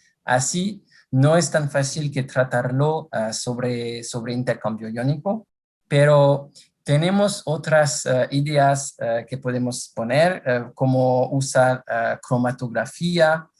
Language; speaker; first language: Spanish; non-native, fluent; French